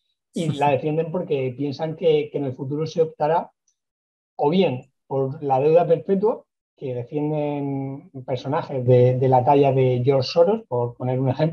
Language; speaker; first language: Spanish; native; Spanish